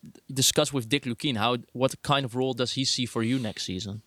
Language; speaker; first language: English; non-native, fluent; Dutch